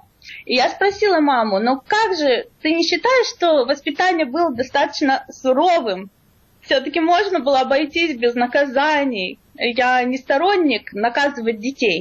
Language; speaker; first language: Russian; native; Russian